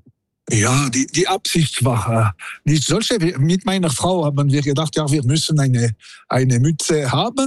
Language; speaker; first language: German; non-native, local second language; French